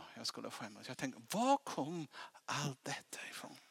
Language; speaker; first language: Swedish; non-native, fluent; English